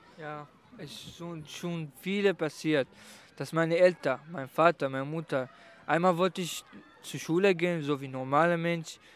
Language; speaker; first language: German; non-native, learner; Kurdish